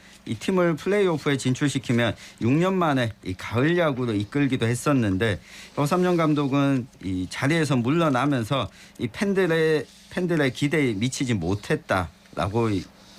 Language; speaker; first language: Korean; native; Korean